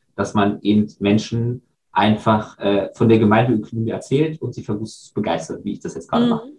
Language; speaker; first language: German; native; German